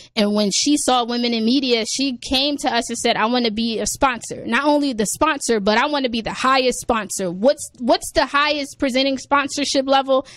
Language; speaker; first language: English; native; English